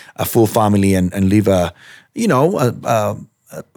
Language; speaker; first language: English; non-native, fluent; Spanish